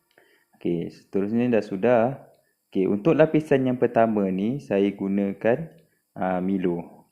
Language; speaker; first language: Malay; native; Malay